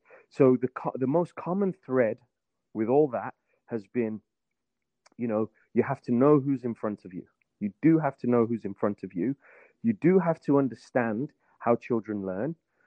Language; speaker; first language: English; native; English